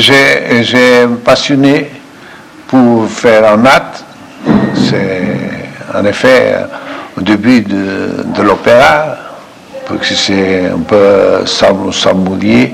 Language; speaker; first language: French; non-native, fluent; Portuguese